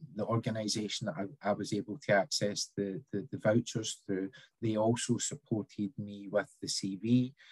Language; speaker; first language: English; native; English